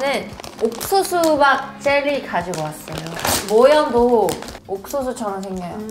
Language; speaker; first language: Korean; non-native, learner; Chinese